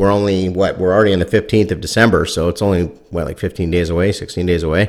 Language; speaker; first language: English; native; English